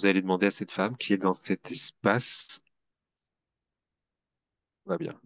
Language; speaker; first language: French; native; French